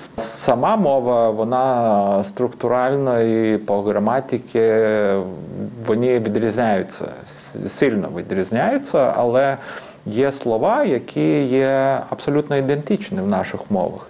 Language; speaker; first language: Ukrainian; non-native, fluent; Lithuanian